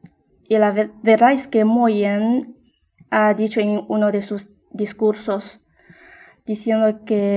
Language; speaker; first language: Spanish; non-native, fluent; Chinese